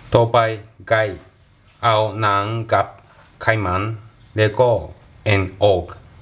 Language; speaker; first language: Thai; non-native, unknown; Japanese